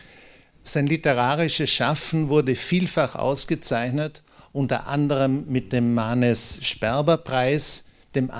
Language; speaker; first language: German; native; German